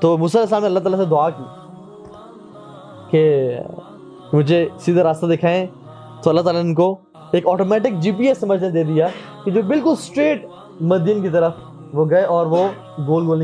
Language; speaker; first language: Urdu; native; Urdu